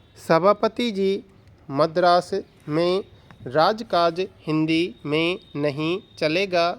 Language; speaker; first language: Hindi; native; Hindi